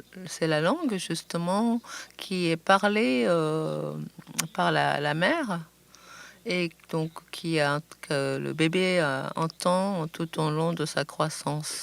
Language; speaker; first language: French; non-native, fluent; Japanese